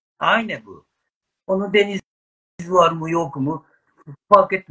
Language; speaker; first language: Turkish; non-native, learner; Japanese